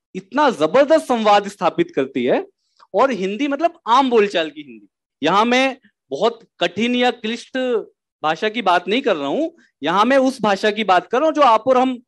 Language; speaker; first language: Hindi; native; Hindi